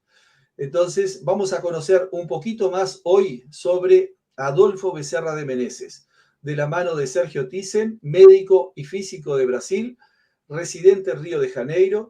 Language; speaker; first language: Spanish; native; Spanish